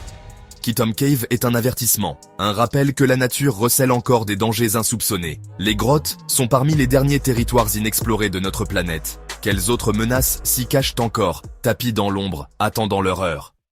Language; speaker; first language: French; native; French